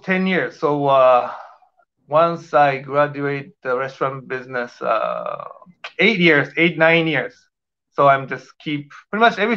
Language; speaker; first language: English; non-native, fluent; Japanese